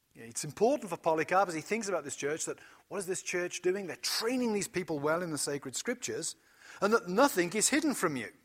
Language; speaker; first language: English; native; English